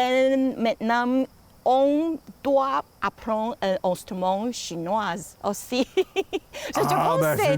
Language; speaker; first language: French; non-native, learner; Chinese